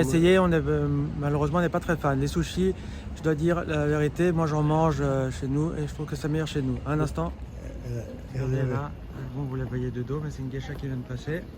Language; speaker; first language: French; native; French